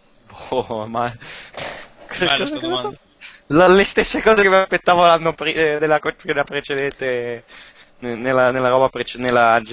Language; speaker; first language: Italian; native; Italian